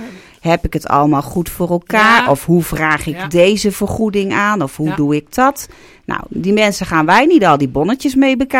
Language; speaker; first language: Dutch; native; Dutch